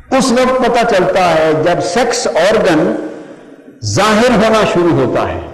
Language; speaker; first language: Urdu; non-native, local second language; Punjabi